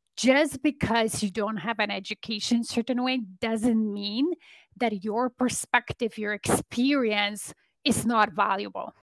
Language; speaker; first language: English; non-native, fluent; Polish